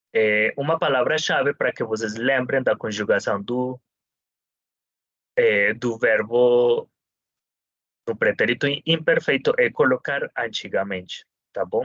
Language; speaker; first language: Portuguese; non-native, fluent; Spanish